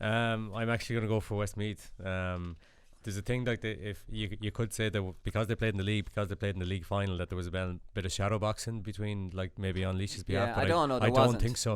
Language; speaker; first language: English; native; English